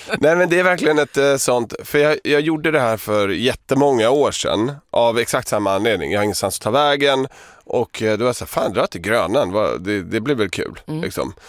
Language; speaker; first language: Swedish; non-native, fluent; Serbian